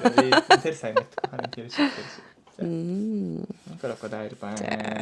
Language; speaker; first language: Mongolian; non-native, learner; Japanese